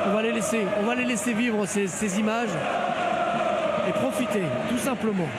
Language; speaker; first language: French; native; French